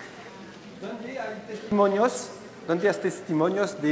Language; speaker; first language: Spanish; non-native, fluent; French